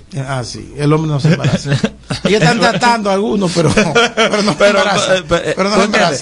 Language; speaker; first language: Spanish; native; Spanish